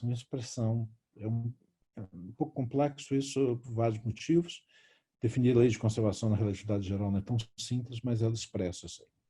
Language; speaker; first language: Portuguese; native; Portuguese